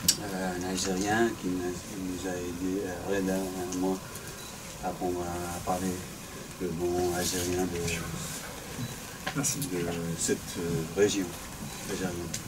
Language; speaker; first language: French; non-native, fluent; English